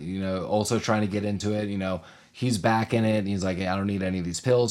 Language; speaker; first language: English; native; English